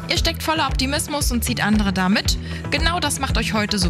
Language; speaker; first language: German; native; German